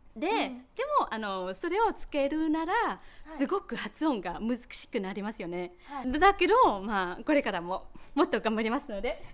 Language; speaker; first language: Japanese; non-native, fluent; Vietnamese